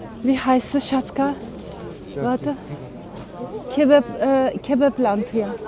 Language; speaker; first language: German; non-native, learner; Uzbek